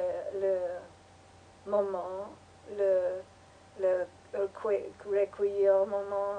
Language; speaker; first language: French; non-native, learner; English